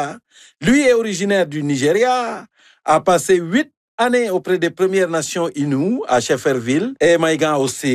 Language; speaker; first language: French; native; French